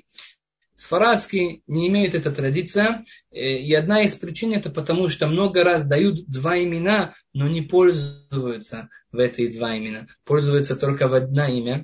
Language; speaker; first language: Russian; non-native, fluent; Hebrew